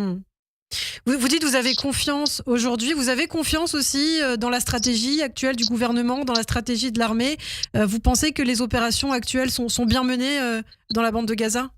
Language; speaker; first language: French; native; French